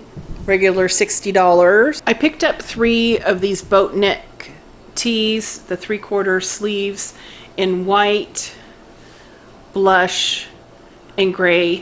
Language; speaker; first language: English; native; English